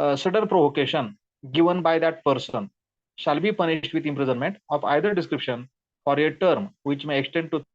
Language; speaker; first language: English; non-native, local second language; Marathi